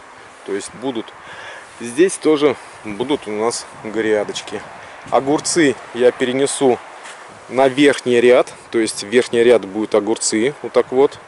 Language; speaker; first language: Russian; native; Russian